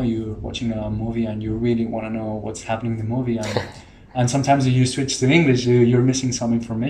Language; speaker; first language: English; non-native, fluent; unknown